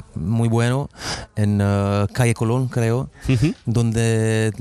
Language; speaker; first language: Spanish; non-native, fluent; Czech